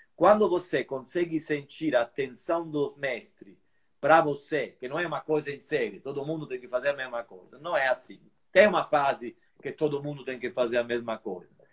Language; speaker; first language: Portuguese; non-native, fluent; Italian